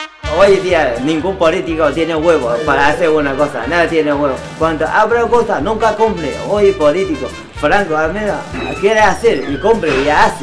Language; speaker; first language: Spanish; non-native, learner; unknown